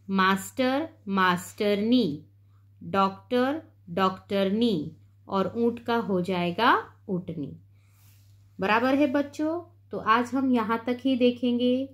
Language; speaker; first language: Hindi; non-native, local second language; Gujarati